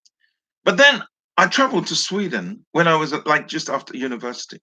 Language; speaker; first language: English; native; English